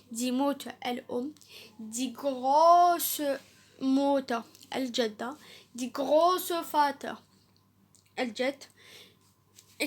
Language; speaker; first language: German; non-native, learner; Arabic